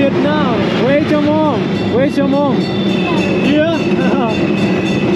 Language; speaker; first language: English; non-native, learner; Vietnamese